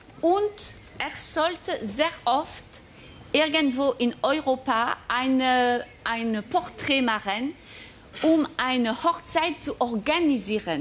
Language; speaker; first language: German; non-native, fluent; French